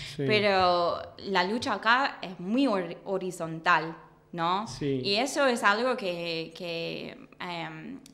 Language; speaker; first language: Spanish; non-native, fluent; English